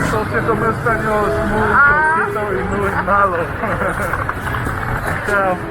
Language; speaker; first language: Spanish; non-native, learner; English